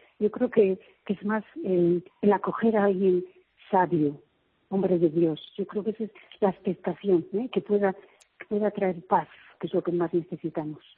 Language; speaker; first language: Spanish; native; Spanish